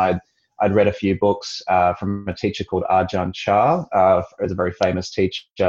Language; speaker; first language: English; native; English